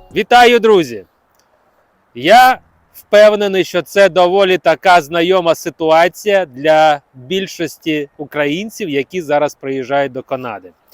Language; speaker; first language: Ukrainian; native; Ukrainian